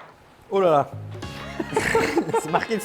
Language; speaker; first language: French; native; French